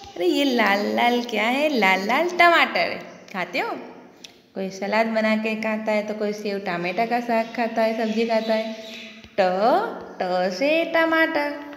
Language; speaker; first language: Hindi; non-native, local second language; Gujarati